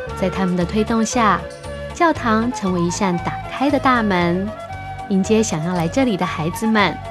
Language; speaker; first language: Chinese; native; Chinese